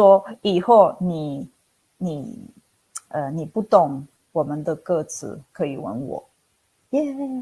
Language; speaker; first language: Chinese; non-native, fluent; Italian